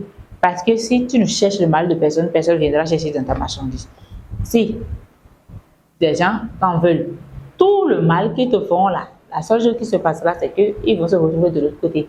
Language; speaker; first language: French; non-native, local second language; Yoruba